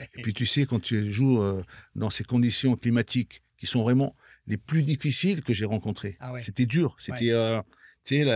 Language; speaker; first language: French; native; French